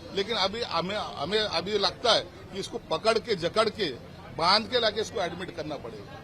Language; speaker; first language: Hindi; non-native, local second language; Marathi